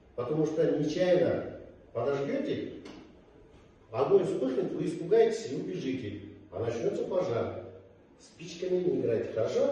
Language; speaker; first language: Russian; non-native, local second language; Kazakh